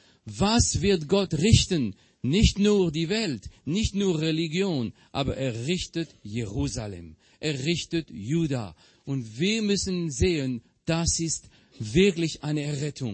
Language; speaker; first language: German; non-native, fluent; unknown